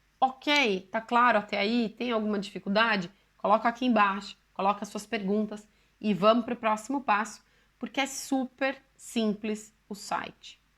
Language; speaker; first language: Portuguese; native; Portuguese